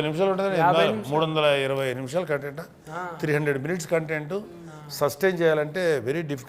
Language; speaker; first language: Telugu; native; Telugu